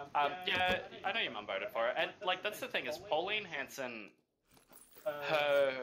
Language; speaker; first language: English; native; English